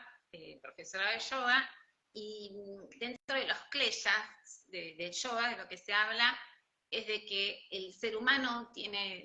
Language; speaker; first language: Spanish; native; Spanish